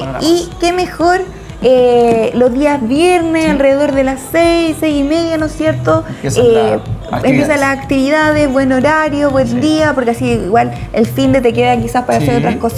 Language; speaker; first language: Spanish; native; Spanish